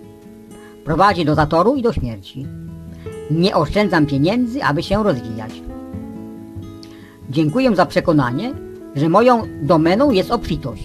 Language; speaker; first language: Polish; native; Polish